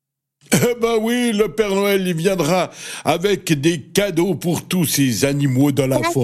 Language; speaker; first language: French; native; French